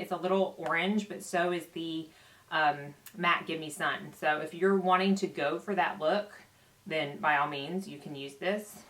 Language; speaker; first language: English; native; English